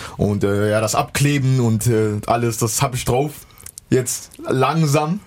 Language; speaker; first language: German; native; German